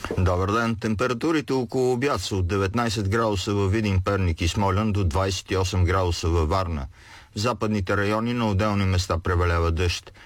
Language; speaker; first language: Bulgarian; native; Bulgarian